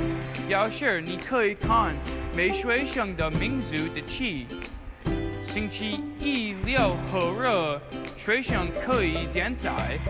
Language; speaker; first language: Chinese; non-native, learner; English